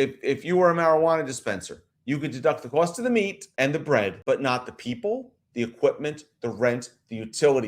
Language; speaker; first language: English; native; English